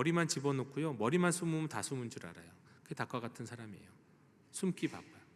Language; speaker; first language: Korean; native; Korean